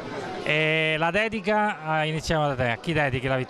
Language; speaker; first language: Italian; native; Italian